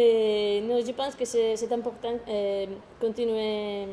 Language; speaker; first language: French; non-native, fluent; Spanish